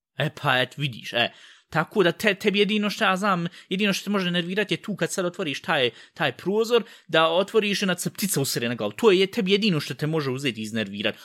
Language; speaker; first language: Bosnian; early bilingual, heritage; Bosnian